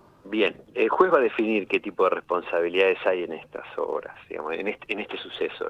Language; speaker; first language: Spanish; native; Spanish